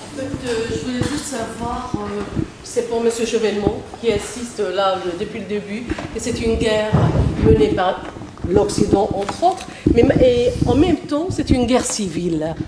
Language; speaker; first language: French; non-native, fluent; Arabic